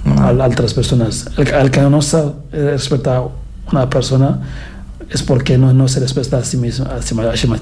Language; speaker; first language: Catalan; non-native, fluent; Fula